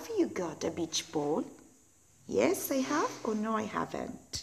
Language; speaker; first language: English; non-native, learner; Spanish